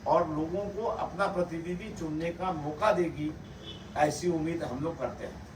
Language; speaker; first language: Hindi; non-native, local second language; Marathi